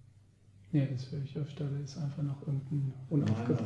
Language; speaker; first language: German; native; German